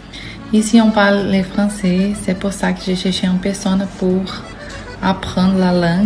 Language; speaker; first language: French; non-native, learner; Portuguese